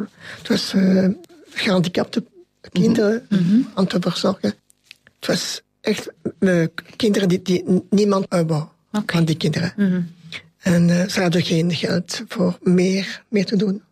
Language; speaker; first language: Dutch; non-native, local second language; French